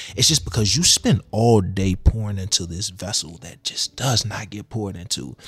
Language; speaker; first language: English; native; English